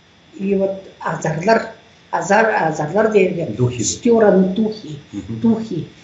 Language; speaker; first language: Russian; non-native, local second language; Tuvinian